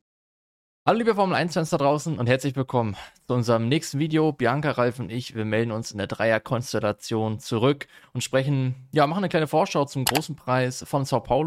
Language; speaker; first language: German; native; German